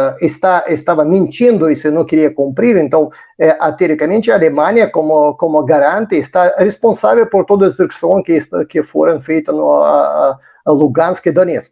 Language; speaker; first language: Portuguese; non-native, fluent; Russian